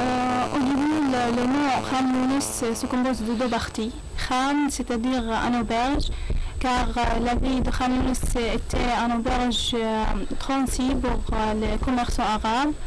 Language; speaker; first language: French; non-native, learner; Arabic